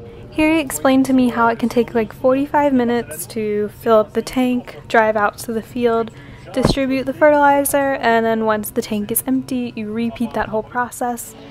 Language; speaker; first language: English; native; English